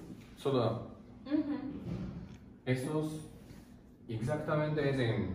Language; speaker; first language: Spanish; non-native, learner; Japanese